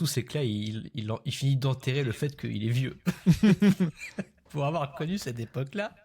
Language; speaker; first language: French; native; French